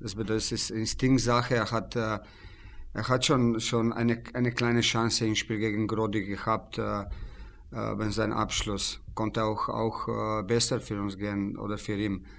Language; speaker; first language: German; non-native, fluent; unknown